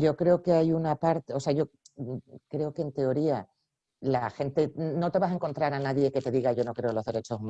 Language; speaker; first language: Spanish; native; Spanish